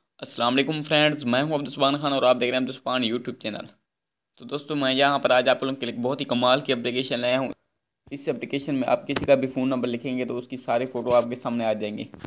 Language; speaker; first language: Urdu; non-native, local second language; Punjabi